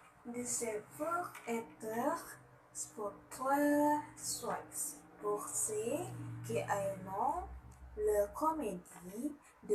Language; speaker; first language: French; non-native, learner; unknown